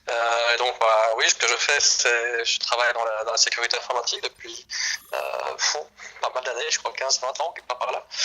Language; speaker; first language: French; native; French